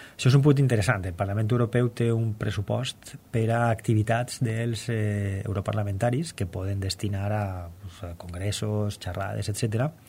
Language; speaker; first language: Catalan; non-native, local second language; Spanish